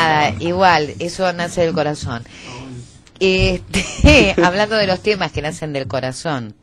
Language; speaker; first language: Spanish; native; Spanish